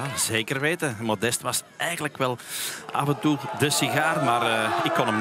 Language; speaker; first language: Dutch; native; Dutch